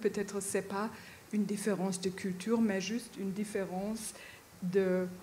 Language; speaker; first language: French; non-native, fluent; German